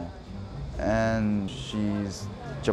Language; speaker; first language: English; non-native, learner; Korean